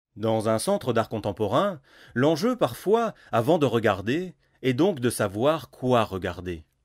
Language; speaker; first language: French; native; French